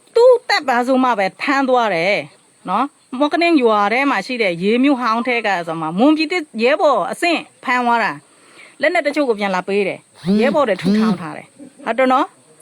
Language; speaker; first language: Burmese; non-native, local second language; Mon